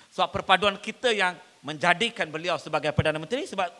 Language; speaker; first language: Malay; non-native, local second language; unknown